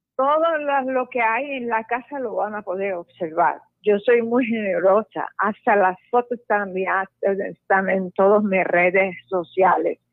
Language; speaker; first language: Spanish; non-native, fluent; Arabic